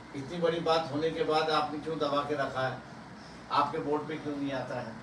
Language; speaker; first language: Hindi; non-native, local second language; Marathi